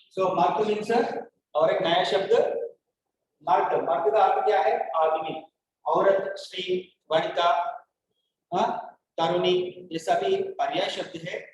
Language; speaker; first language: Hindi; non-native, local second language; Telugu